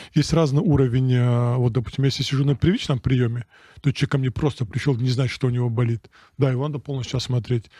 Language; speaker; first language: Russian; non-native, local second language; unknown